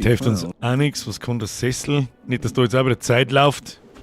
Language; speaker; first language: German; native; German